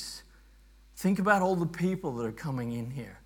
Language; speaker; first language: English; native; English